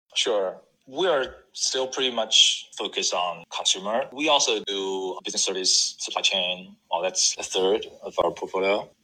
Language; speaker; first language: English; non-native, fluent; Chinese